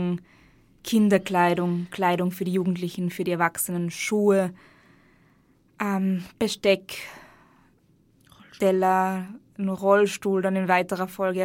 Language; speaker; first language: German; native; German